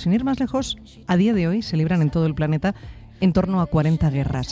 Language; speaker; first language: Spanish; native; Spanish